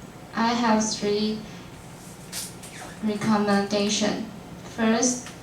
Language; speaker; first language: English; non-native, learner; Chinese